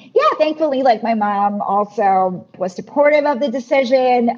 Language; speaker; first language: English; non-native, local second language; Filipino